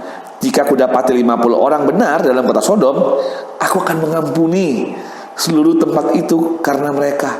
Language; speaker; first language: Indonesian; native; Indonesian